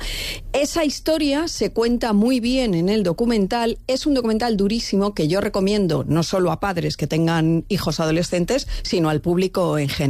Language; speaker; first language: Spanish; native; Spanish